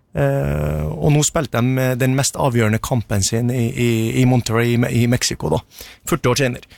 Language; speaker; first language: Norwegian; early bilingual, other home language; Arabic